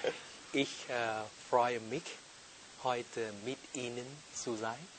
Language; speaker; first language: German; non-native, learner; Vietnamese